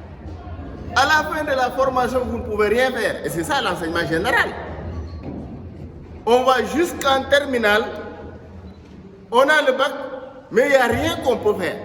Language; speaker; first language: French; non-native, local second language; Wolof